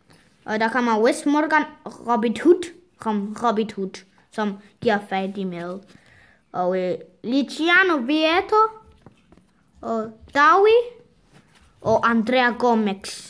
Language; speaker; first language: Danish; early bilingual, other home language; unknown